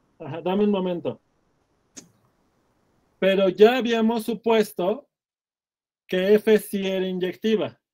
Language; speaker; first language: Spanish; native; Spanish